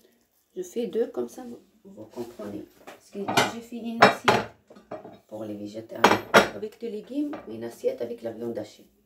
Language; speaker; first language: French; non-native, learner; Arabic